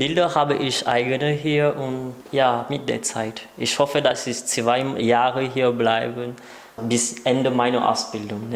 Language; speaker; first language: German; non-native, learner; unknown